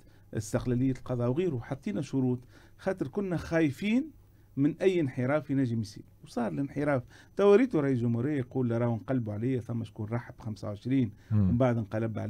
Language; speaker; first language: Arabic; native; Arabic